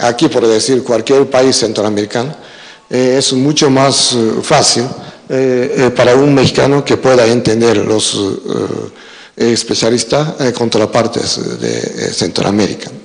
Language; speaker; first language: Spanish; non-native, fluent; Japanese